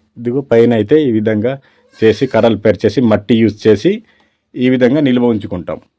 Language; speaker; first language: Telugu; non-native, local second language; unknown